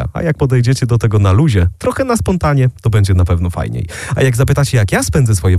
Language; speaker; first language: Polish; native; Polish